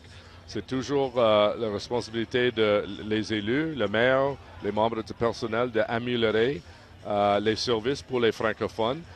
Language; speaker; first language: French; non-native, local second language; English